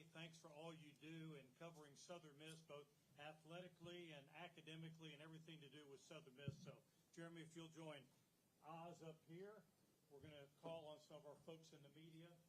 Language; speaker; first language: English; native; English